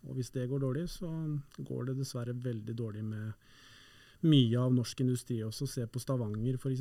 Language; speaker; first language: Norwegian; native; Norwegian